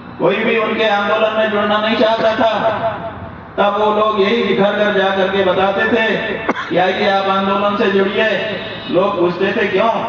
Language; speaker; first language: Hindi; native; Hindi